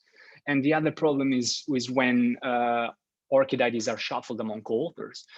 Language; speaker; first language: English; non-native, fluent; Italian